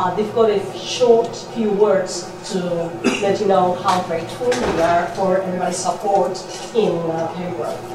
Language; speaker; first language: English; non-native, fluent; Spanish